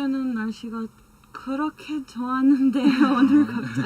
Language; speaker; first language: Korean; non-native, fluent; Serbian